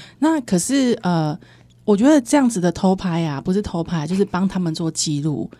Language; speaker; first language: Chinese; native; Chinese